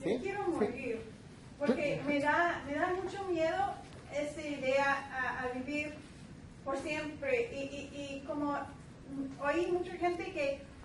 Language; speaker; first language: Spanish; non-native, learner; English